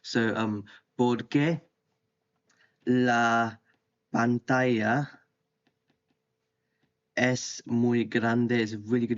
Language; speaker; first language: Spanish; non-native, fluent; English